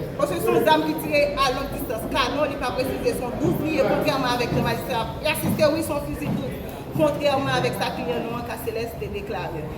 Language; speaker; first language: French; non-native, local second language; Haitian Creole